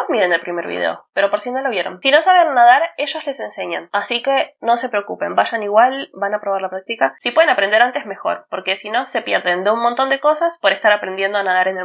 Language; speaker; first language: Spanish; native; Spanish